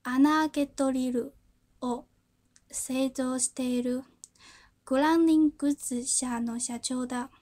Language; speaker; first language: Japanese; non-native, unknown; Chinese